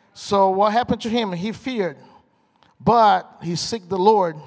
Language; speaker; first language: English; non-native, fluent; Portuguese